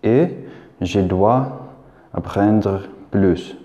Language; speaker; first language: French; non-native, learner; Lithuanian